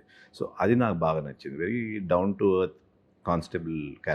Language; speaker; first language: Telugu; native; Telugu